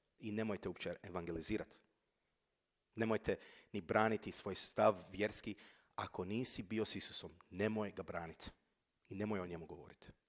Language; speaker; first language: Croatian; early bilingual, heritage; Croatian